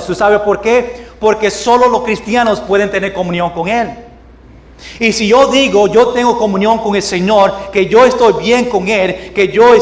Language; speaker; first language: Spanish; non-native, fluent; English